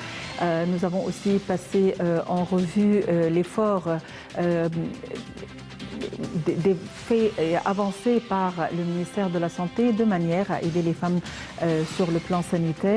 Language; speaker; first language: French; non-native, fluent; Arabic